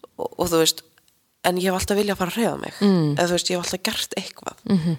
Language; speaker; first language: Icelandic; native; Icelandic